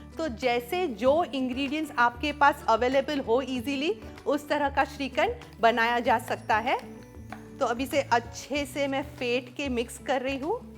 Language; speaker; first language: Hindi; non-native, local second language; Marathi